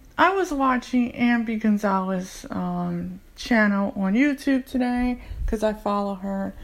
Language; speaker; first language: English; native; English